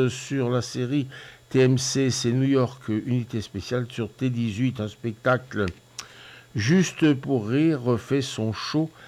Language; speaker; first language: French; native; French